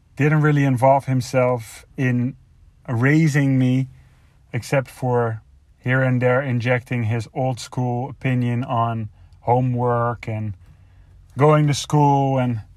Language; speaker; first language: English; non-native, fluent; Dutch